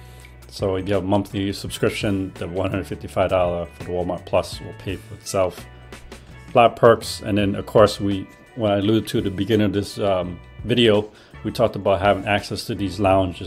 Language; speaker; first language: English; native; English